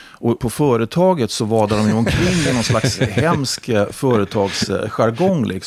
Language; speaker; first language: Swedish; native; Swedish